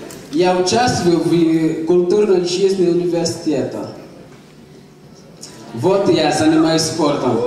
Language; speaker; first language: Russian; non-native, learner; Portuguese